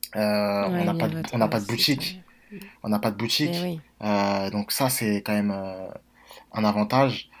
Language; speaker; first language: French; native; French